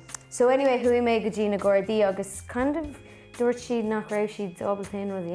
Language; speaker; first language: Irish; non-native, local second language; English